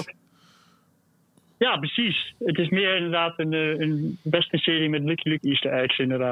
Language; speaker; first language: Dutch; native; Dutch